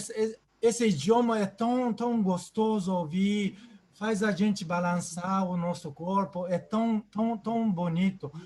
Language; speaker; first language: Portuguese; non-native, fluent; Japanese